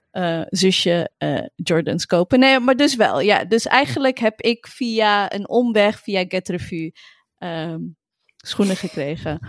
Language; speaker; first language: Dutch; early bilingual, other home language; Arabic